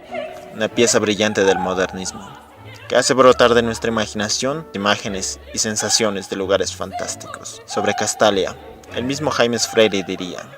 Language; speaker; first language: Spanish; native; Spanish